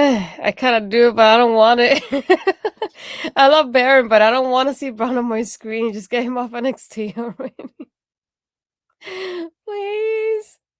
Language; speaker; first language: English; native; English